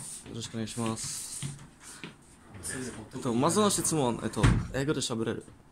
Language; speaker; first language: Japanese; non-native, learner; Czech